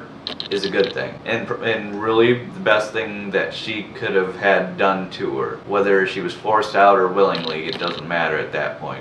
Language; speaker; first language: English; native; English